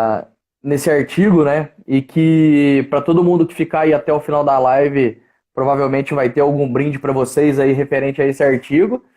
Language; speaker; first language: Portuguese; native; Portuguese